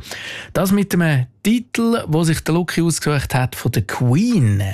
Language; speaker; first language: German; native; German